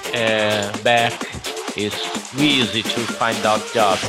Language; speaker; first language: English; non-native, learner; Portuguese